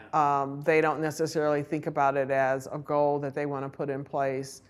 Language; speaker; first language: English; native; English